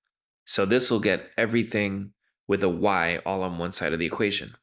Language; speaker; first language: English; native; English